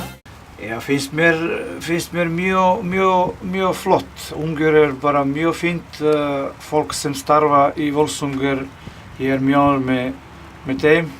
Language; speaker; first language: Icelandic; non-native, learner; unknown